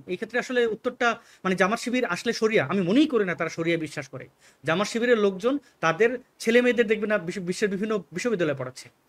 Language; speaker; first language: Bangla; native; Bangla